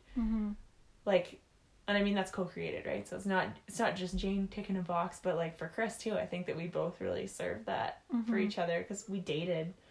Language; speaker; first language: English; native; English